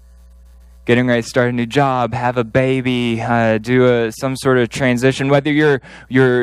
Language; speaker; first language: English; native; English